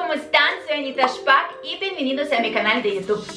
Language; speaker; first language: Spanish; non-native, fluent; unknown